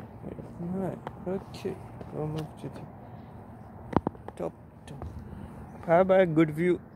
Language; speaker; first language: English; non-native, learner; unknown